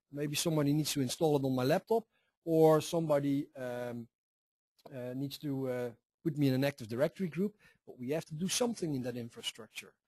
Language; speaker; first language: English; non-native, fluent; Dutch